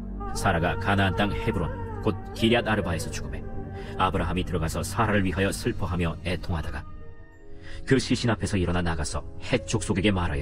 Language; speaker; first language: Korean; native; Korean